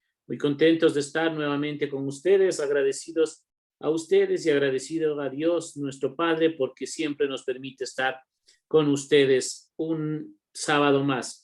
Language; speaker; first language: Spanish; native; Spanish